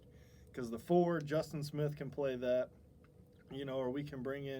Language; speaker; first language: English; native; English